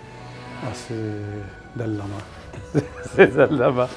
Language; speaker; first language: French; non-native, learner; Tibetan